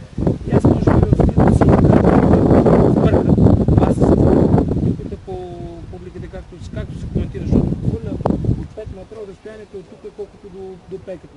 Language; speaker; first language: Bulgarian; native; Bulgarian